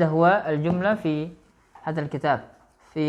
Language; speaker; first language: Arabic; non-native, fluent; Indonesian